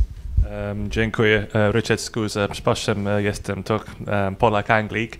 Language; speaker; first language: Polish; early bilingual, heritage; English